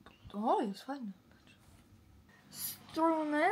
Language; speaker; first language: Polish; early bilingual, heritage; Polish